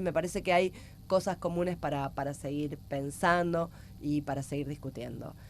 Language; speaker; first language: Spanish; native; Spanish